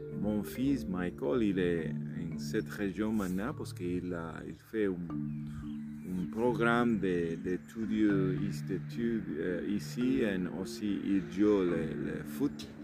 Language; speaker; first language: French; non-native, learner; Spanish